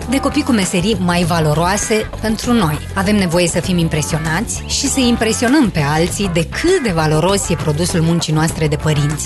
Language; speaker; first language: Romanian; native; Romanian